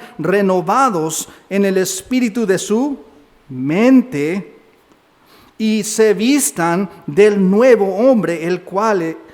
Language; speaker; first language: Spanish; native; Spanish